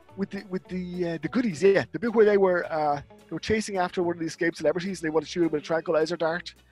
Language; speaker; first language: English; native; English